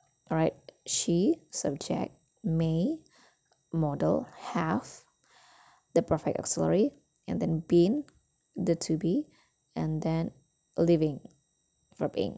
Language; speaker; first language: English; non-native, fluent; Indonesian